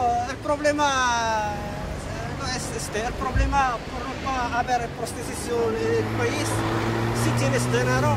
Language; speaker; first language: Spanish; non-native, learner; Arabic